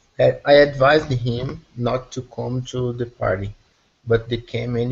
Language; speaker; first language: English; non-native, learner; Portuguese